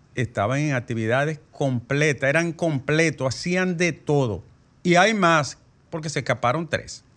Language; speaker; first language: Spanish; native; Spanish